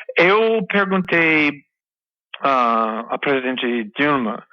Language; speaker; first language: Portuguese; non-native, fluent; English